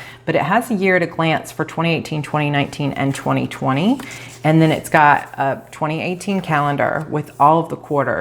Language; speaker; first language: English; native; English